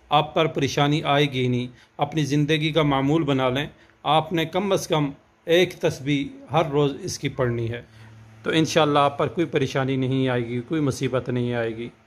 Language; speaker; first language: Urdu; native; Urdu